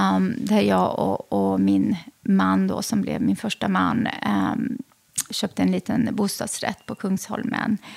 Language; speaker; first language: Swedish; early bilingual, other home language; Arabic